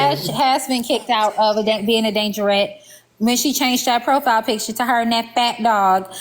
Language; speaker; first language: English; native; English